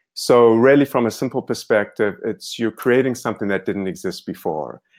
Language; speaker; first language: English; native; English